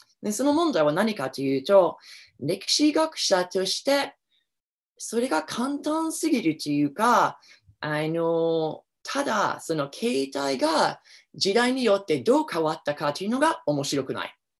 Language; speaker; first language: Japanese; non-native, fluent; English